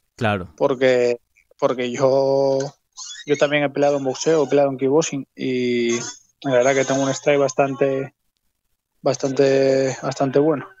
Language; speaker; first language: Spanish; native; Spanish